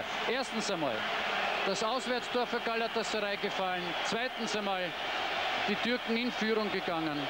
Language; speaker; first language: German; native; German